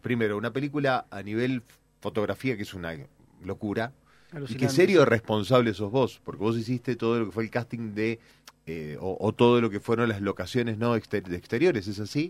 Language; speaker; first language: Spanish; native; Spanish